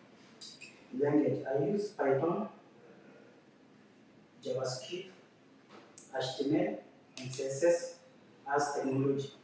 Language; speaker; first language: English; non-native, learner; French